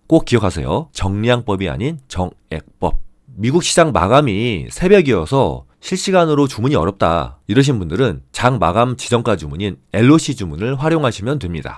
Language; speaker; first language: Korean; native; Korean